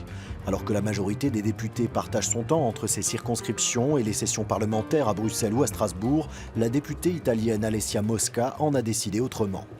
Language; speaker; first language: French; native; French